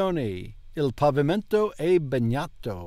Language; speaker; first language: Italian; non-native, learner; English